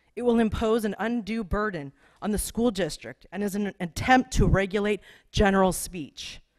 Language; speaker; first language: English; native; English